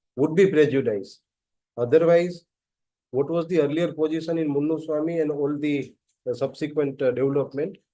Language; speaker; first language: English; non-native, local second language; Gujarati